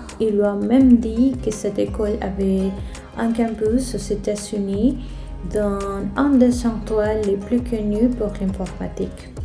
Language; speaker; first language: French; non-native, fluent; Spanish